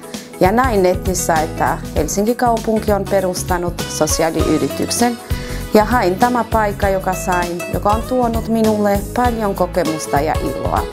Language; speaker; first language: Finnish; non-native, fluent; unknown